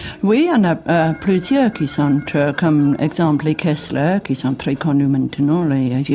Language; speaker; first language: French; non-native, fluent; English